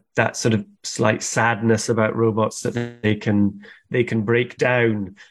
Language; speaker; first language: English; native; English